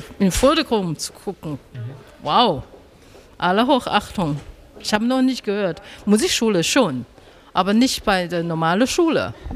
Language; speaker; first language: German; non-native, learner; Chinese